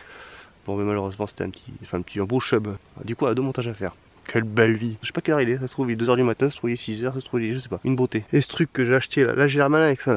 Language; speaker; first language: French; native; French